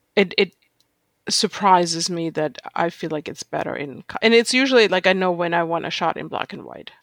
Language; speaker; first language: English; non-native, fluent; German